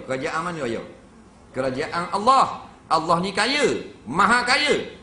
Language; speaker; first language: Malay; native; Malay